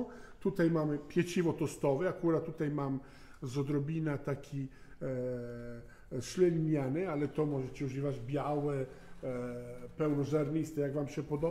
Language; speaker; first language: Polish; non-native, fluent; Italian